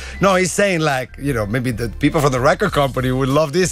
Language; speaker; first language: English; non-native, fluent; Italian